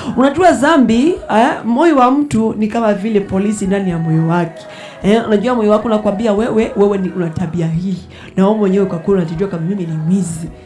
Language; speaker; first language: Swahili; non-native, local second language; Rundi